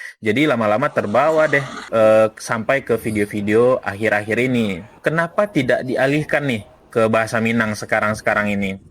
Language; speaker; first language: Indonesian; non-native, local second language; Minangkabau